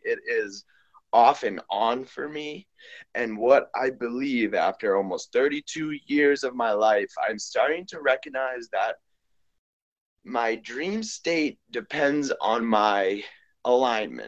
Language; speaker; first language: English; native; English